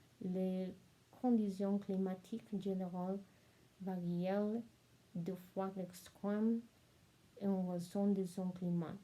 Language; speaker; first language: French; non-native, learner; Spanish